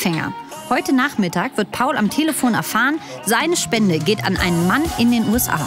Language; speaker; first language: German; native; German